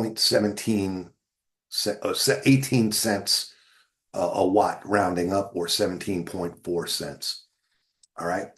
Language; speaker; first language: English; native; English